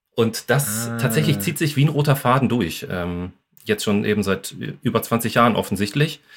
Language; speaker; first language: German; native; German